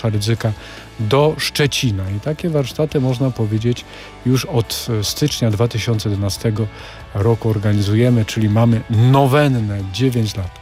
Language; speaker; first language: Polish; native; Polish